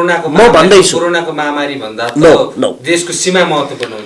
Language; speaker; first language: Nepali; native; Nepali